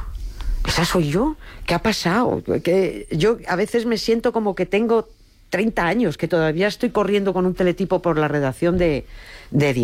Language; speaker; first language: Spanish; native; Spanish